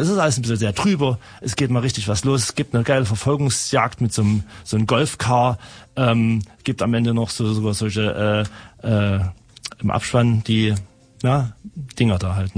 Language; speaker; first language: German; native; German